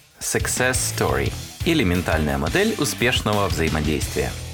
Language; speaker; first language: Russian; native; Russian